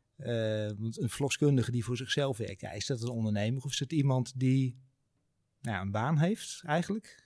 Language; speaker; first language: Dutch; native; Dutch